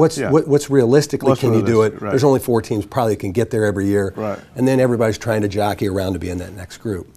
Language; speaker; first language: English; native; English